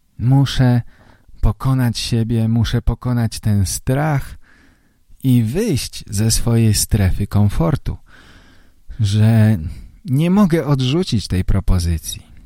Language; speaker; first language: Polish; native; Polish